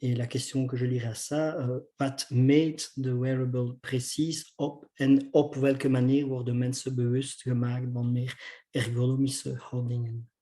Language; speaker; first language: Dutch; non-native, local second language; French